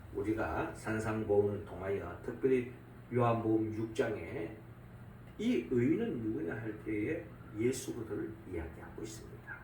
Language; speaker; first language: Korean; native; Korean